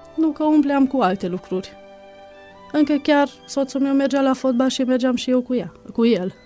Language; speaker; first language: Romanian; non-native, local second language; Hungarian